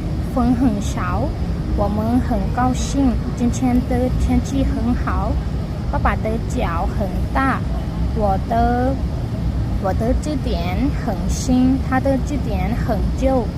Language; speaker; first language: Chinese; non-native, learner; Burmese